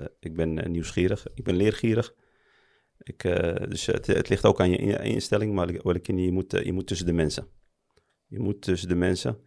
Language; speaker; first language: Dutch; early bilingual, other home language; Arabic